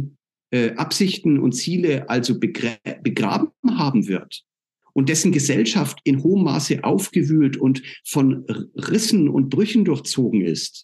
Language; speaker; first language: German; native; German